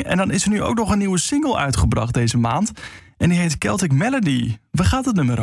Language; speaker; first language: Dutch; native; Dutch